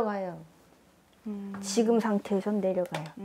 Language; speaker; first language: Korean; native; Korean